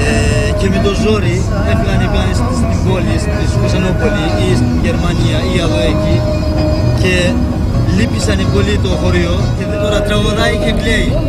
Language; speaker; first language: Greek; early bilingual, heritage; Turkish